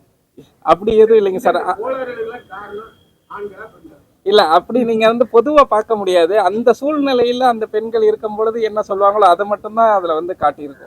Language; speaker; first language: Tamil; native; Tamil